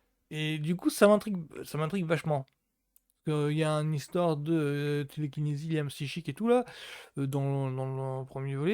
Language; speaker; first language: French; native; French